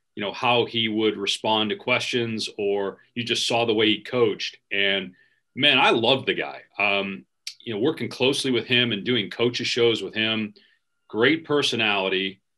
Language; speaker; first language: English; native; English